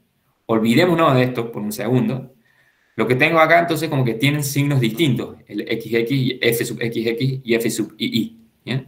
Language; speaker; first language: Spanish; native; Spanish